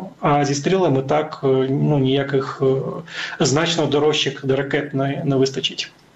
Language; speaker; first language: Ukrainian; native; Ukrainian